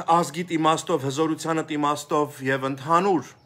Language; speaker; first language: Armenian; native; Armenian